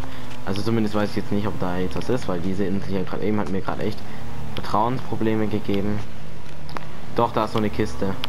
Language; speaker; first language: German; native; German